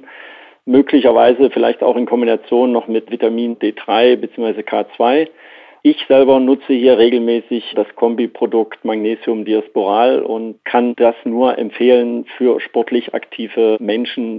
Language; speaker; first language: German; native; German